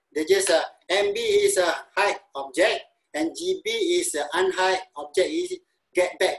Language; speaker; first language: English; non-native, local second language; Malay